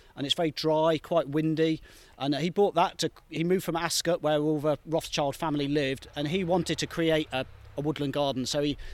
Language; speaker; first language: English; native; English